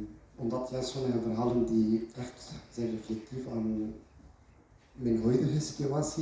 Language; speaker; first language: Dutch; non-native, learner; Kurdish